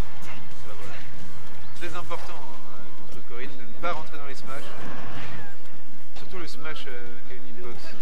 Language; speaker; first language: French; native; French